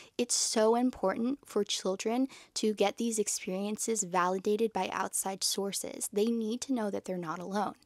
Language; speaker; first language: English; native; English